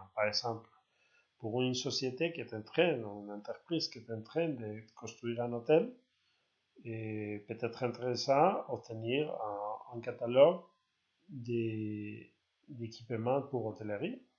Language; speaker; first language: French; non-native, learner; Spanish